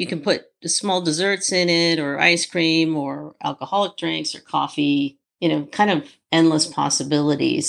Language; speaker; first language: English; native; English